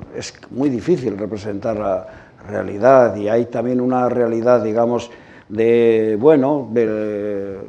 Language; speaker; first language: Spanish; native; Spanish